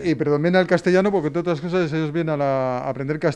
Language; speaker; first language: Spanish; native; Spanish